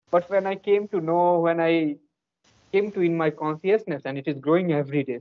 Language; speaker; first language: English; non-native, local second language; Hindi